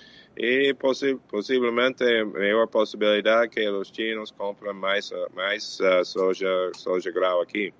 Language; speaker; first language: Portuguese; non-native, fluent; English